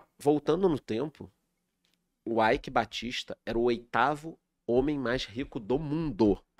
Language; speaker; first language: Portuguese; native; Portuguese